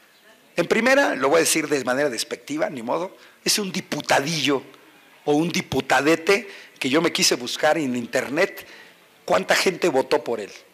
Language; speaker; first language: Spanish; native; Spanish